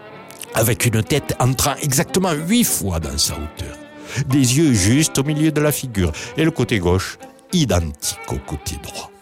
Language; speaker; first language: French; native; French